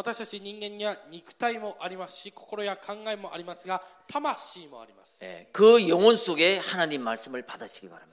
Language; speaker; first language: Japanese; non-native, fluent; Korean